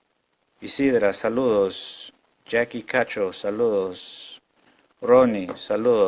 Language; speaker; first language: Spanish; non-native, local second language; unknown